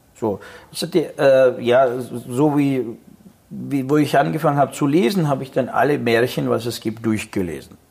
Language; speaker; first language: German; non-native, fluent; Russian